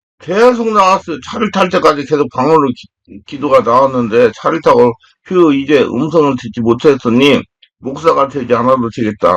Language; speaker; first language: Korean; native; Korean